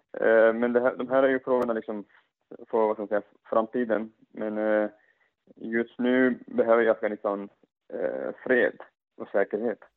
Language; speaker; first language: Swedish; non-native, fluent; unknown